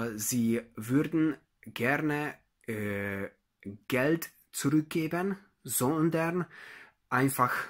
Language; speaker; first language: German; non-native, fluent; Hungarian